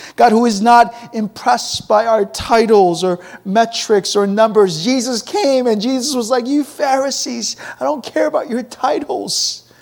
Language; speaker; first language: English; early bilingual, other home language; Korean